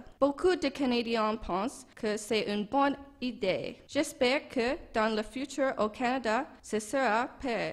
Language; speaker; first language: French; non-native, learner; English